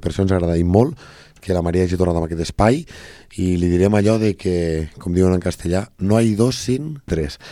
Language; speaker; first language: Catalan; native; Catalan